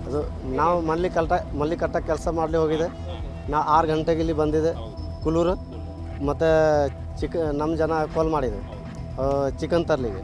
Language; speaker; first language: Kannada; non-native, learner; Hindi